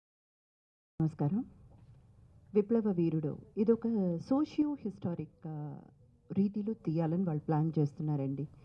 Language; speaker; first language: Telugu; native; Telugu